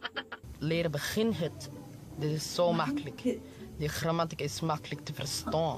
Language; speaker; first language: Dutch; non-native, learner; Filipino